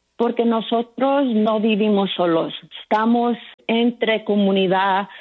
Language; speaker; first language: Spanish; early bilingual, heritage; Spanish